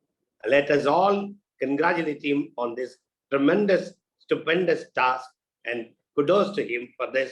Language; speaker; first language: English; non-native, local second language; Tamil